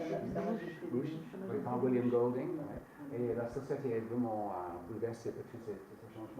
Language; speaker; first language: French; non-native, fluent; English